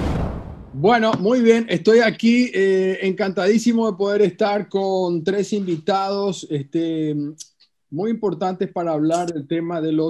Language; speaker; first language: Spanish; native; Spanish